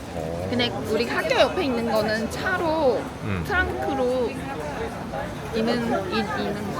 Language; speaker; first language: Korean; non-native, fluent; Chinese